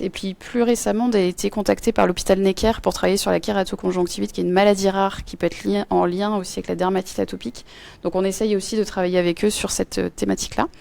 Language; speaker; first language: French; native; French